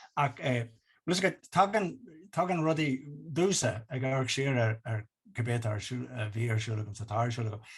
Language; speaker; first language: Irish; non-native, local second language; English